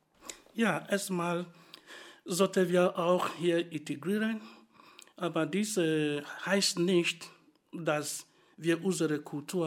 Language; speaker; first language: German; non-native, fluent; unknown